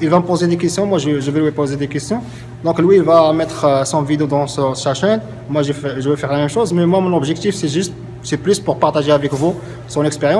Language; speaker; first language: French; non-native, local second language; Arabic